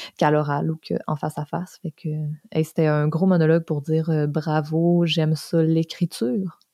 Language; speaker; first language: French; native; French